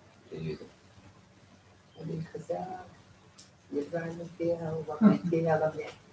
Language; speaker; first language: Russian; native; Russian